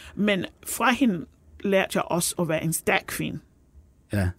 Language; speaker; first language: Danish; non-native, fluent; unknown